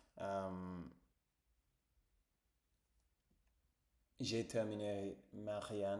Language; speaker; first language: French; non-native, fluent; English